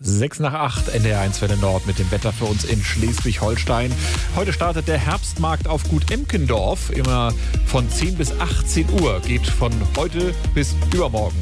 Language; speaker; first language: German; native; German